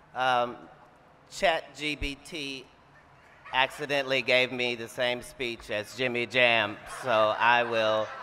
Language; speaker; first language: English; native; English